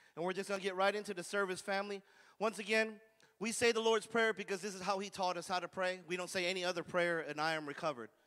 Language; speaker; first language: English; native; English